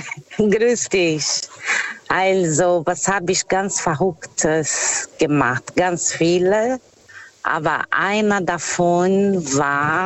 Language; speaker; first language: German; non-native, learner; Portuguese